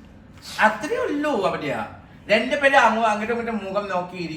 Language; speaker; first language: Malayalam; non-native, local second language; Assamese